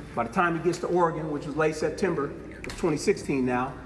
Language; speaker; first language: English; native; English